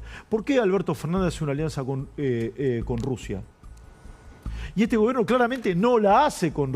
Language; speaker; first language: Spanish; native; Spanish